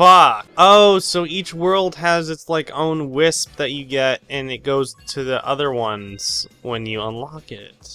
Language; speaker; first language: English; native; English